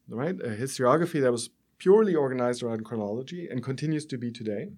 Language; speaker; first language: English; non-native, fluent; German